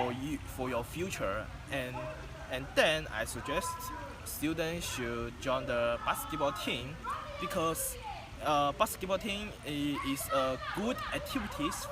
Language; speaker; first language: English; non-native, learner; Chinese